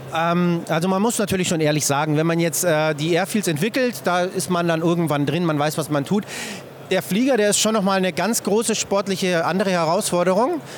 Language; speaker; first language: German; native; German